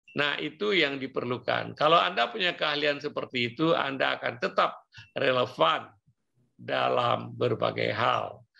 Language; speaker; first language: Indonesian; non-native, local second language; Achinese